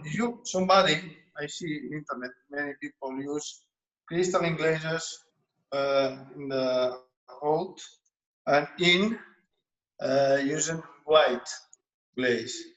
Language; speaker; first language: English; non-native, learner; Spanish